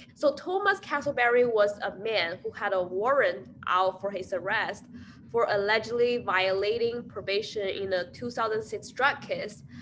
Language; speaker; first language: English; non-native, fluent; Chinese